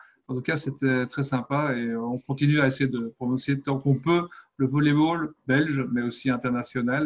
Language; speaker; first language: French; native; French